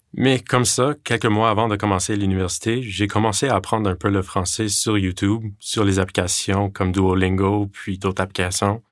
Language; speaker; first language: French; non-native, fluent; English